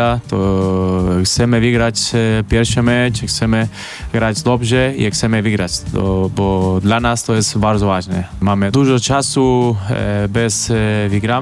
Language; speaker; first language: Polish; non-native, learner; Spanish